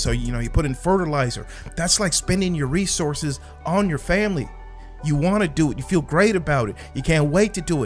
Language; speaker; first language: English; native; English